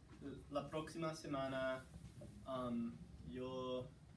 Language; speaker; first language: Spanish; non-native, learner; English